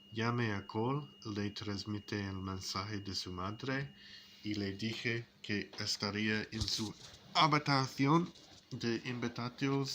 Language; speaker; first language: Spanish; non-native, learner; English